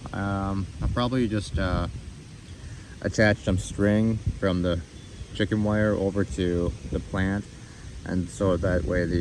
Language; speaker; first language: English; native; English